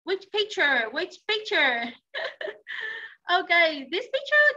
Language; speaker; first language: English; non-native, learner; Vietnamese